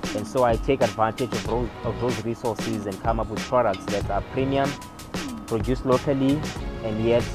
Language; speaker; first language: English; non-native, local second language; Xhosa